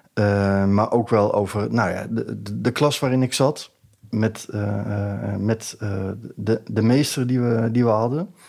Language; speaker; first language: Dutch; native; Dutch